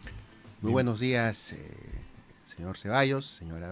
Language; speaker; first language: Spanish; native; Spanish